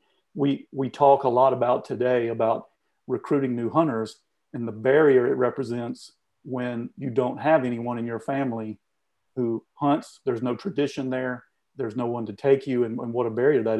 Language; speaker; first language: English; native; English